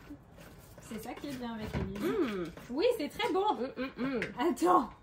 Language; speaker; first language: French; native; French